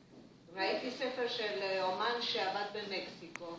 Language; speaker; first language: Hebrew; non-native, fluent; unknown